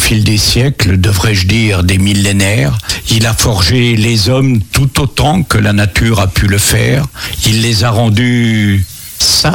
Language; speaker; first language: French; native; French